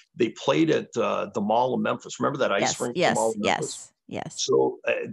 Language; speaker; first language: English; native; English